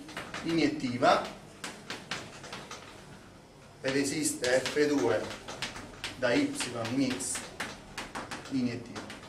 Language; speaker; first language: Italian; native; Italian